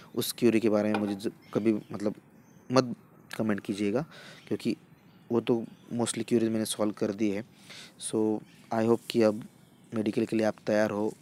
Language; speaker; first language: Hindi; non-native, local second language; Marathi